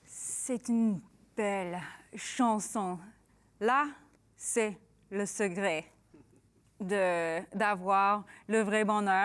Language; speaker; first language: French; non-native, learner; English